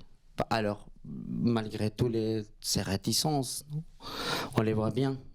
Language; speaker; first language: French; non-native, fluent; Spanish